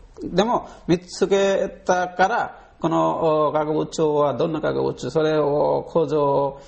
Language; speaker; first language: Japanese; non-native, learner; Bangla